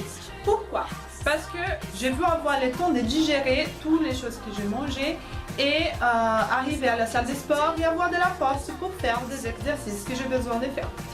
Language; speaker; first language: French; non-native, fluent; Portuguese